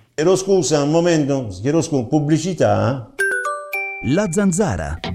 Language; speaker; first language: Italian; native; Italian